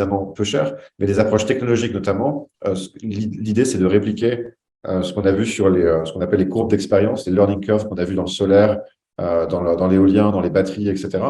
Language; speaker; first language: French; native; French